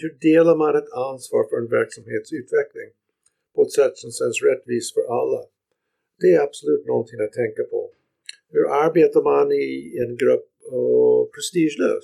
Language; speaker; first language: Swedish; non-native, fluent; English